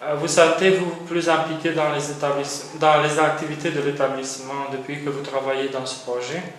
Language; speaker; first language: French; non-native, fluent; Romanian